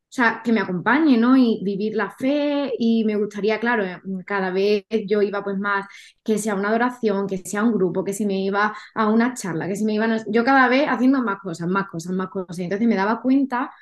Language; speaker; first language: Spanish; native; Spanish